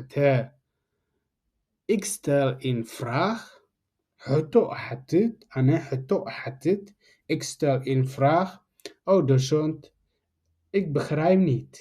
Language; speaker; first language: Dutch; non-native, fluent; Tigrinya